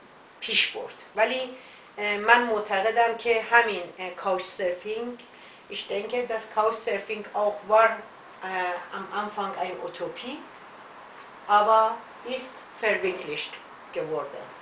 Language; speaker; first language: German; non-native, learner; Persian